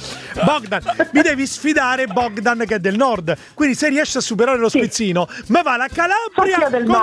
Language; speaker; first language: Italian; native; Italian